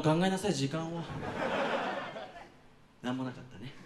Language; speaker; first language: Japanese; native; Japanese